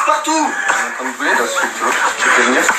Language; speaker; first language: French; native; French